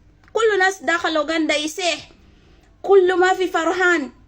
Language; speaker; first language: Arabic; non-native, learner; Ganda